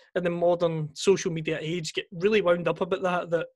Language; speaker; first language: English; native; English